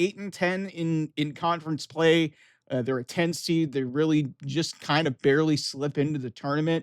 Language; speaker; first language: English; native; English